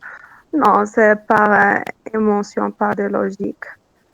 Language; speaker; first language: French; non-native, learner; Arabic